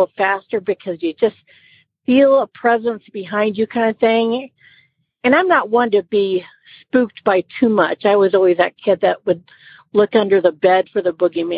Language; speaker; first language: English; native; English